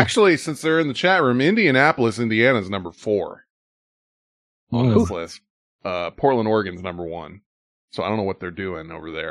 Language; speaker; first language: English; native; English